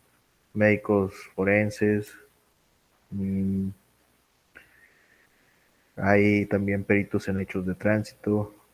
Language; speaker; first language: Spanish; native; Spanish